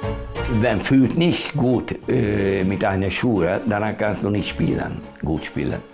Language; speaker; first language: German; non-native, learner; Hungarian